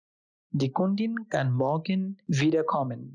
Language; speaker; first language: German; non-native, fluent; Bangla